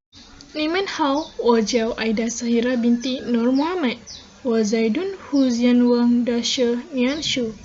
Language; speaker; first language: Chinese; non-native, learner; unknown